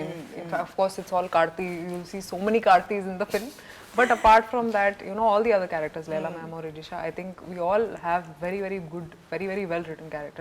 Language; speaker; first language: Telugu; non-native, local second language; Hindi